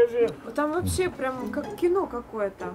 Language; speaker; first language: Russian; native; Russian